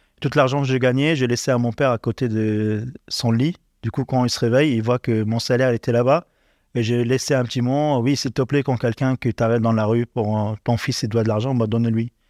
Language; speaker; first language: French; non-native, learner; Arabic